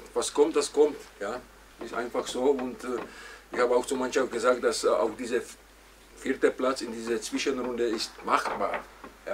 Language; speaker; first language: German; non-native, fluent; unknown